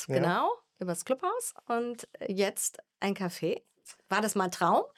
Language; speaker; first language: German; native; German